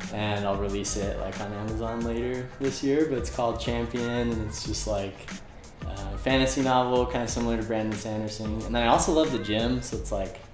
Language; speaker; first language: English; native; English